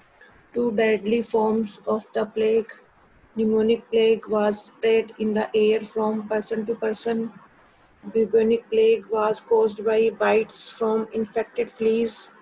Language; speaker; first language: English; non-native, local second language; Hindi